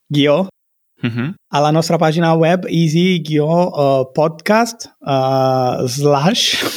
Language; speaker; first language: Catalan; non-native, fluent; Italian